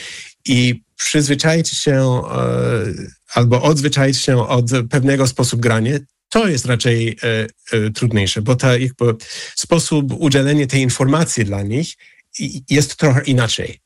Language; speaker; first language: Polish; non-native, fluent; English